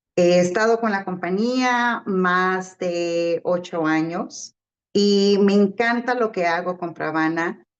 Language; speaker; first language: Spanish; early bilingual, heritage; Spanish